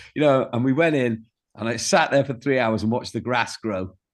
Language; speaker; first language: English; native; English